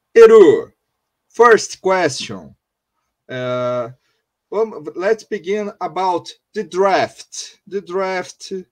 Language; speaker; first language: English; non-native, learner; Portuguese